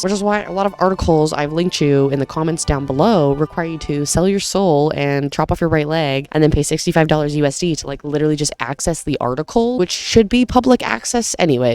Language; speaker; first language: English; native; English